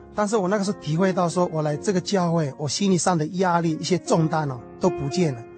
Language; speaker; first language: Chinese; native; Chinese